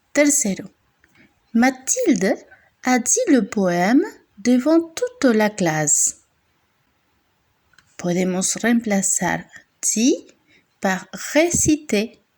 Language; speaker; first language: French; non-native, fluent; Spanish